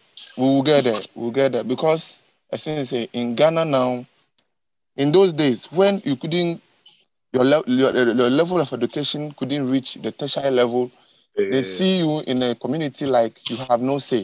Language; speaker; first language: English; non-native, local second language; Ewe